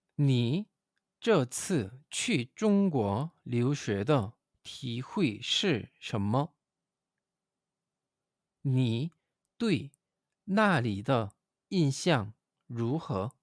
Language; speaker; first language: Chinese; non-native, fluent; Korean